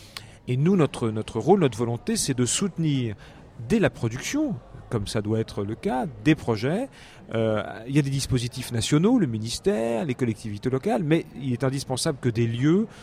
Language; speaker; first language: French; native; French